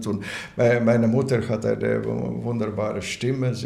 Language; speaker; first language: German; non-native, learner; Latvian